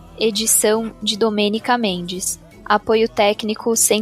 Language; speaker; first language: Portuguese; native; Portuguese